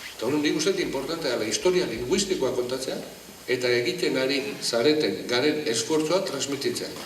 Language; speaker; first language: Basque; non-native, local second language; Spanish